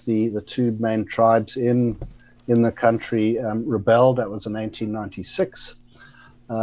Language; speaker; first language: English; native; English